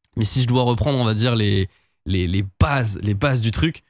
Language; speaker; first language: French; native; French